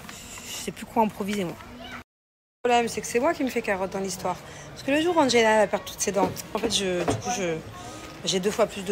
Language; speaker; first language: French; native; French